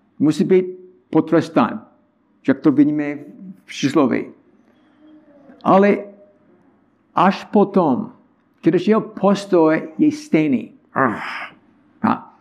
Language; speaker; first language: Czech; non-native, learner; English